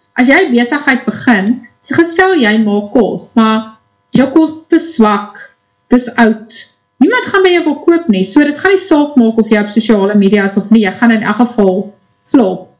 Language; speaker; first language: Afrikaans; native; Afrikaans